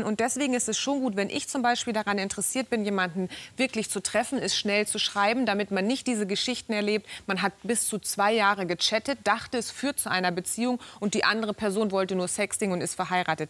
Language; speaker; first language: German; native; German